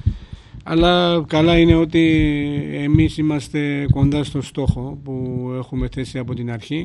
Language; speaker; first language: Greek; non-native, fluent; Georgian